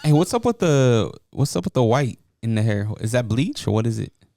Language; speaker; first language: English; native; English